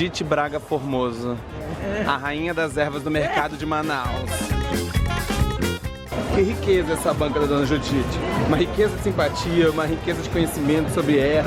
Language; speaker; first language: Portuguese; native; Portuguese